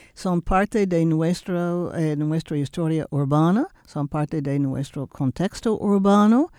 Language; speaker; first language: Spanish; non-native, fluent; English